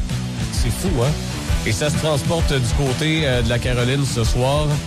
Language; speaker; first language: French; native; French